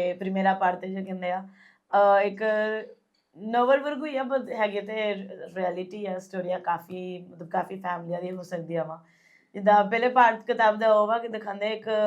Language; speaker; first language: Punjabi; early bilingual, heritage; Punjabi